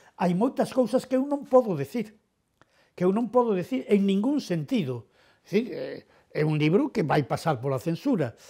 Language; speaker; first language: Galician; non-native, local second language; Spanish